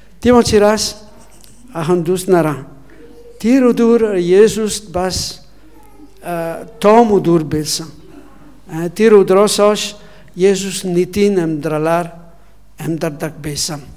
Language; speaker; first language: Mongolian; non-native, learner; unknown